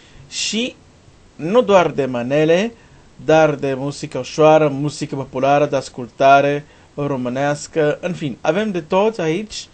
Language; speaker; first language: Romanian; non-native, learner; Portuguese